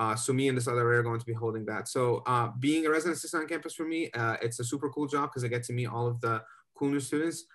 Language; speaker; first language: English; native; English